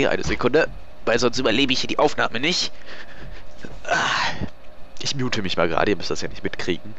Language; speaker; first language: German; native; German